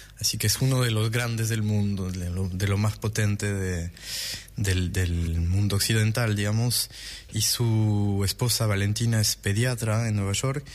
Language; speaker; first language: Spanish; non-native, fluent; French